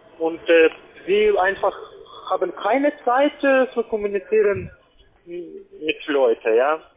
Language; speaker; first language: German; non-native, learner; Polish